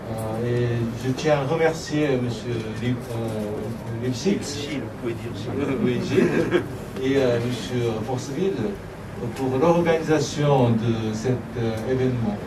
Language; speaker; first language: French; non-native, fluent; Japanese